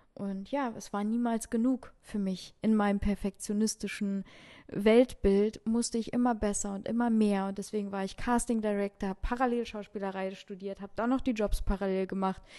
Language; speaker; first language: German; early bilingual, other home language; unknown